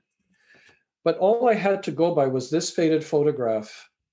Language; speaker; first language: English; native; English